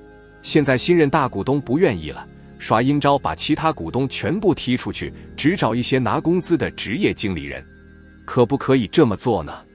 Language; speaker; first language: Chinese; native; Chinese